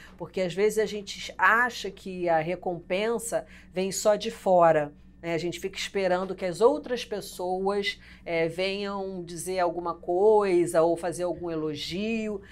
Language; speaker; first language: Portuguese; native; Portuguese